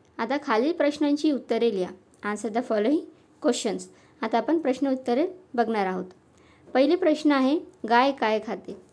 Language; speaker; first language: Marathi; non-native, local second language; Urdu